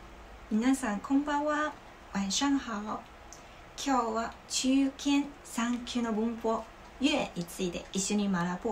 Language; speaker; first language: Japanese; non-native, learner; Chinese